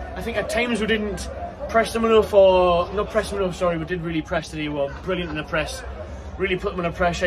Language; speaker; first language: English; native; English